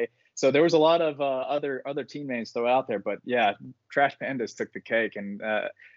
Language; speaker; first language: English; native; English